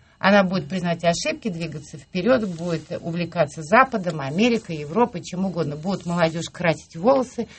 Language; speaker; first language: Russian; native; Russian